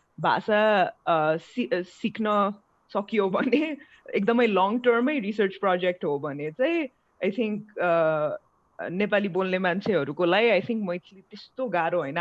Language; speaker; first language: Nepali; non-native, local second language; Maithili